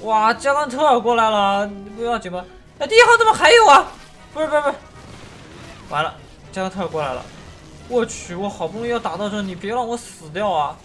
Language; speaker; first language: Chinese; native; Chinese